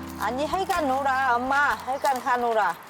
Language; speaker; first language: Korean; non-native, learner; Vietnamese